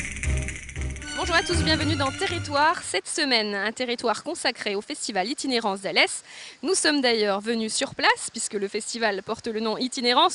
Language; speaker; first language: French; native; French